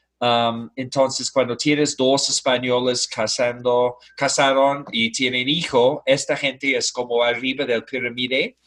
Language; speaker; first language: Spanish; non-native, fluent; English